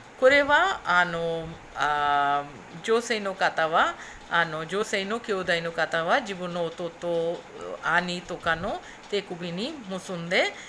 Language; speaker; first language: Japanese; non-native, fluent; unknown